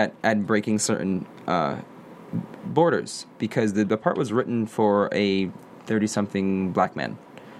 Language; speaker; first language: English; native; English